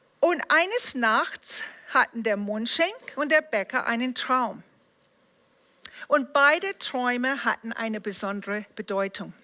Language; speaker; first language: German; non-native, fluent; English